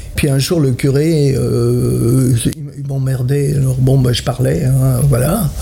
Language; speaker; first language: French; early bilingual, other home language; Italian